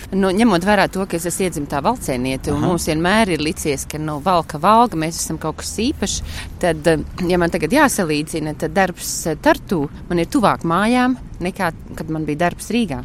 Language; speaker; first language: Latvian; native; Latvian